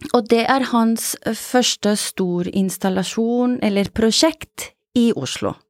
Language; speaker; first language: Norwegian; non-native, fluent; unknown